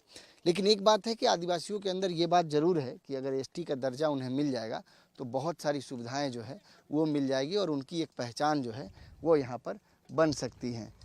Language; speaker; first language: Hindi; native; Hindi